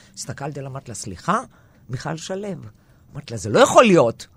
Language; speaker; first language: Hebrew; non-native, fluent; Greek